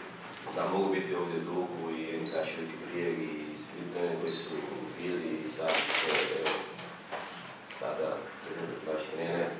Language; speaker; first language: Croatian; non-native, learner; Portuguese